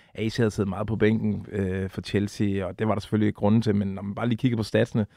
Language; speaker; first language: Danish; native; Danish